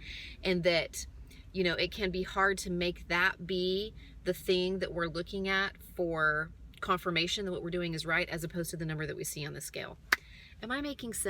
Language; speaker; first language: English; native; English